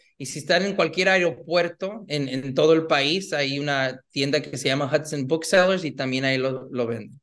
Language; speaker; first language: Spanish; early bilingual, heritage; Spanish